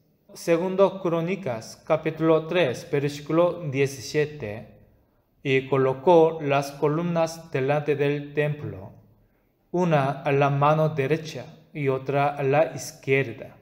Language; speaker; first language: Spanish; non-native, fluent; Korean